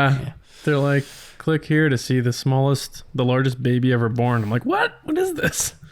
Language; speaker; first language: English; native; English